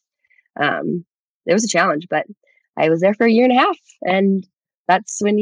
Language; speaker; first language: English; native; English